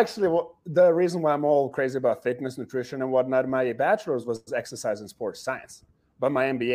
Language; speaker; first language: English; non-native, fluent; Serbian